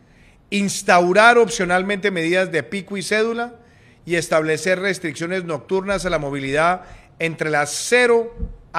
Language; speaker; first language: Spanish; native; Spanish